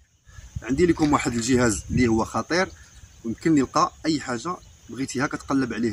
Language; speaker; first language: Arabic; native; Arabic